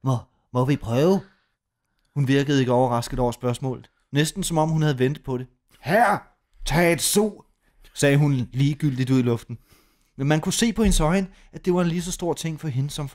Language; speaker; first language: Danish; native; Danish